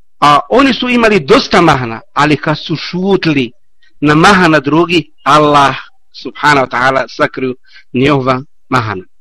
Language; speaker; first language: Bosnian; non-native, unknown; Arabic